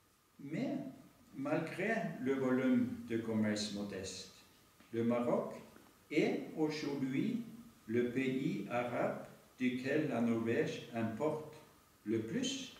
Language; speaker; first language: French; non-native, fluent; Norwegian